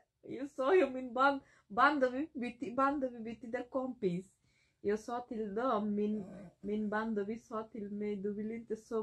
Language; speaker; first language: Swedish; non-native, learner; Bangla